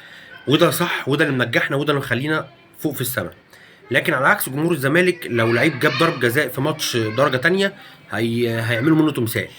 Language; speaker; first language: Arabic; native; Arabic